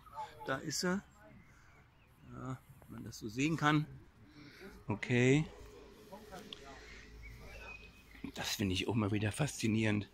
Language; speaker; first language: German; native; German